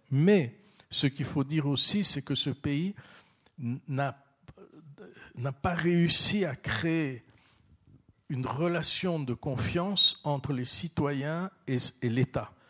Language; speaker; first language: French; early bilingual, other home language; Turkish